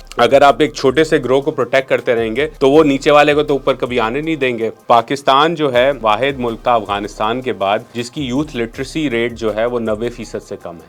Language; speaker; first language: Urdu; non-native, local second language; Memoni